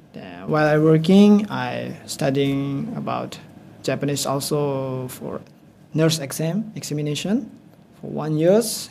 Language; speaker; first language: English; non-native, learner; Indonesian